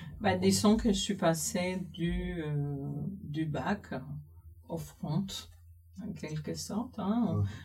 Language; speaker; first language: French; non-native, fluent; Spanish